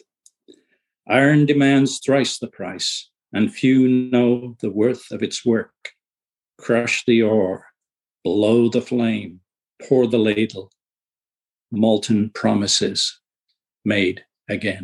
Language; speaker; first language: English; native; English